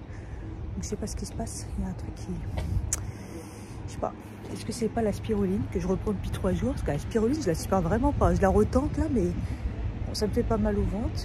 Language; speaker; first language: French; native; French